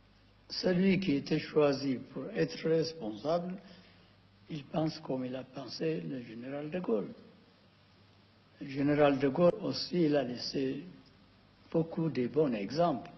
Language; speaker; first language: French; non-native, fluent; Amharic